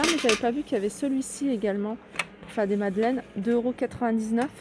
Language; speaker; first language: French; native; French